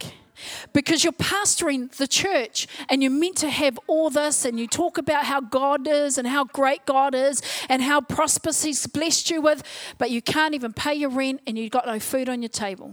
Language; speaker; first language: English; native; English